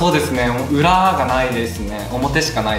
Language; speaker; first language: Japanese; early bilingual, other home language; Korean